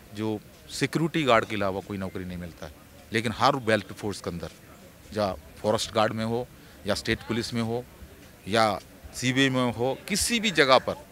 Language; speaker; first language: Hindi; non-native, local second language; Malayalam